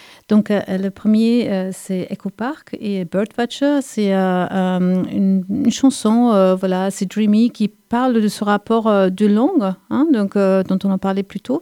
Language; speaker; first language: French; non-native, fluent; German